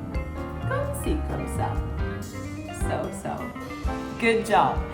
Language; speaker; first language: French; non-native, fluent; English